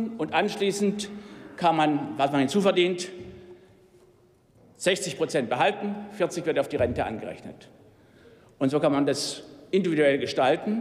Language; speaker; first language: German; native; German